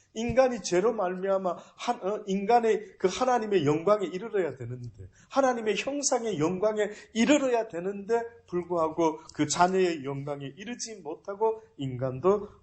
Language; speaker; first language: Korean; native; Korean